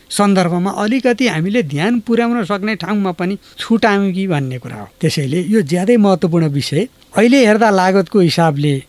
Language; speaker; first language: Nepali; native; Nepali